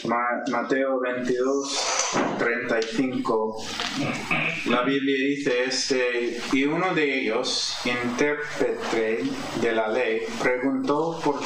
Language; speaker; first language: Spanish; non-native, fluent; English